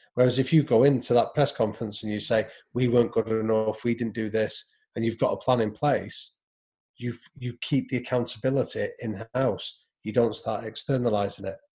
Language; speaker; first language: English; native; English